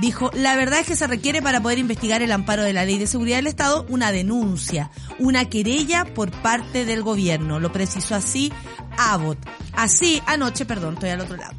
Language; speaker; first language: Spanish; native; Spanish